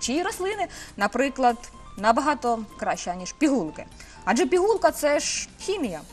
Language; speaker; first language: Ukrainian; native; Ukrainian